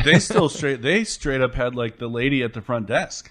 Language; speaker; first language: English; native; English